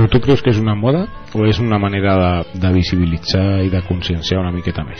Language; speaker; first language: Catalan; native; Catalan